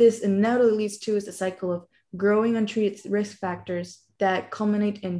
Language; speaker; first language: English; non-native, fluent; Spanish